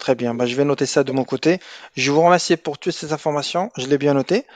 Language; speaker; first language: French; non-native, local second language; Arabic